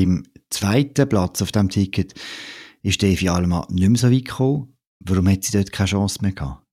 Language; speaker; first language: German; native; German